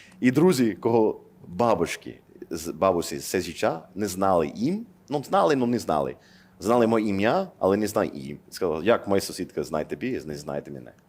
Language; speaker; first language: Ukrainian; non-native, learner; English